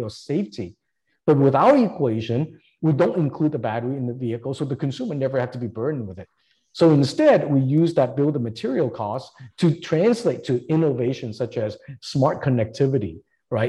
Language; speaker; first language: English; non-native, local second language; Cantonese